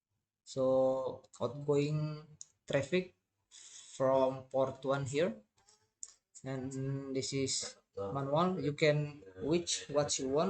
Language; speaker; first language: English; non-native, learner; Indonesian